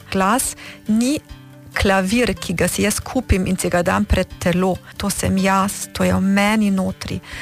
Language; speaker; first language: Slovenian; early bilingual, heritage; Slovenian